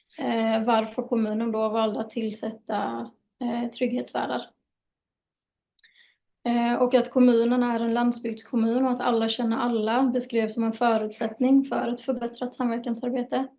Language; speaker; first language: Swedish; native; Swedish